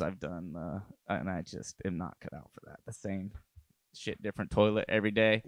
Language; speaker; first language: English; native; English